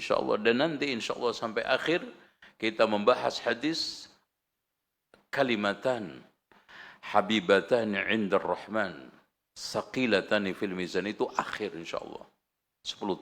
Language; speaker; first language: Indonesian; native; Indonesian